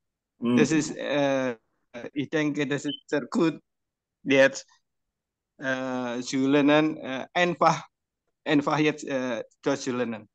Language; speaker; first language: German; non-native, learner; Indonesian